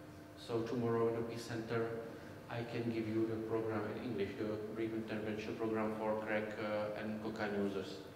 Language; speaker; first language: English; non-native, learner; Czech